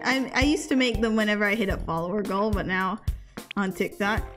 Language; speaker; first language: English; native; English